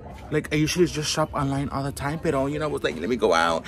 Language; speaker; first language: English; early bilingual, other home language; Spanish